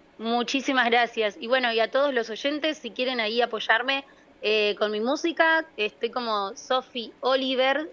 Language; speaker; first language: Spanish; native; Spanish